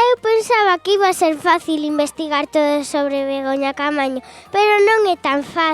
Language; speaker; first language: Galician; non-native, local second language; Spanish